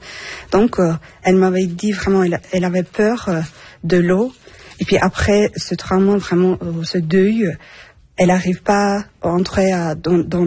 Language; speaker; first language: French; non-native, fluent; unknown